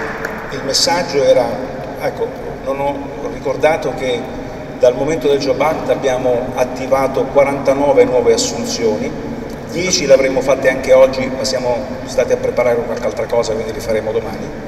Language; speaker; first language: Italian; native; Italian